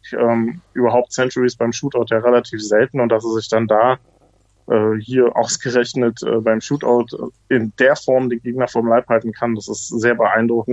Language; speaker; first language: German; native; German